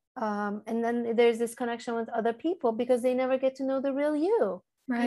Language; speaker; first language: English; early bilingual, other home language; Turkish